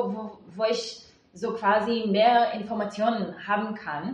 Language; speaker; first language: German; non-native, fluent; Hebrew